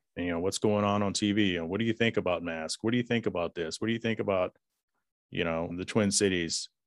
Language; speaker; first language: English; native; English